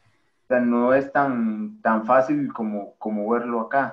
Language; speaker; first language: Spanish; native; Spanish